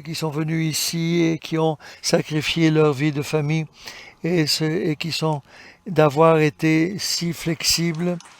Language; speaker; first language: French; non-native, fluent; English